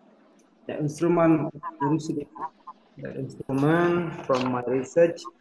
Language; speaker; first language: English; non-native, learner; Indonesian